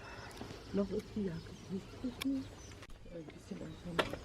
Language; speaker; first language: German; native; German